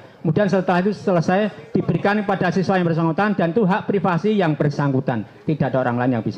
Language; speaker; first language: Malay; non-native, local second language; Javanese